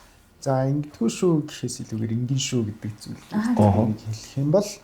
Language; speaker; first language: Mongolian; non-native, fluent; Japanese